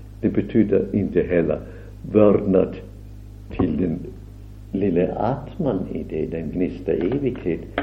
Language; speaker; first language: Swedish; non-native, fluent; German